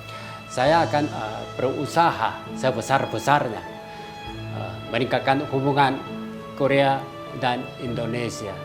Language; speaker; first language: Indonesian; non-native, fluent; Korean